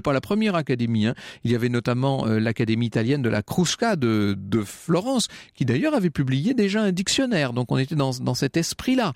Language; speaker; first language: French; native; French